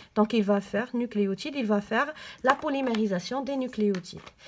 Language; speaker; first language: French; non-native, local second language; Arabic